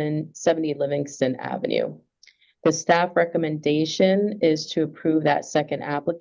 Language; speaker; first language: English; native; English